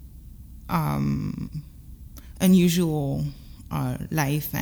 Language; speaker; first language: English; non-native, fluent; French